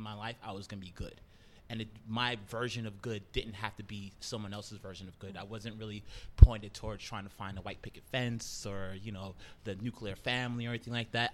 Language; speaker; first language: English; native; English